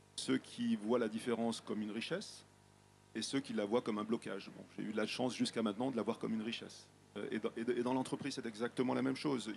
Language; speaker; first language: French; native; French